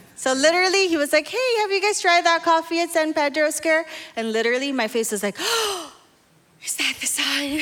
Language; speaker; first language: English; non-native, local second language; Filipino